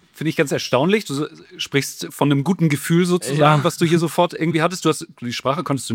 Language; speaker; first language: German; native; German